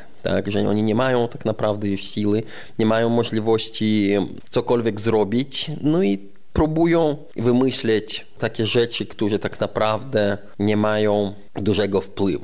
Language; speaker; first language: Polish; non-native, fluent; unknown